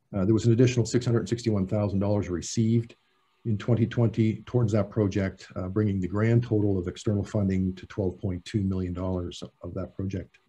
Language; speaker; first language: English; native; English